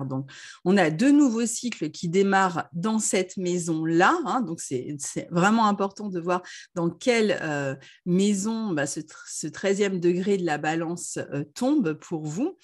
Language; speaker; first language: French; native; French